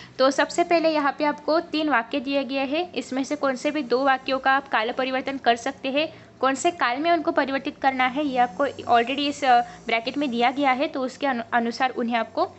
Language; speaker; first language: Hindi; non-native, local second language; Marathi